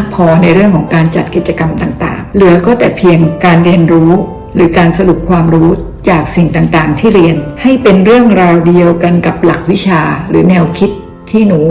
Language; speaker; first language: Thai; native; Thai